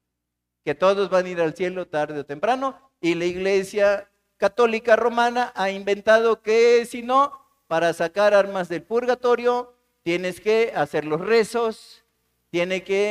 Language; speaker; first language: Spanish; native; Spanish